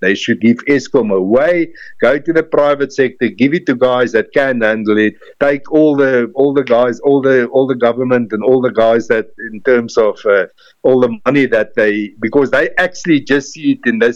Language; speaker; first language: English; non-native, local second language; Afrikaans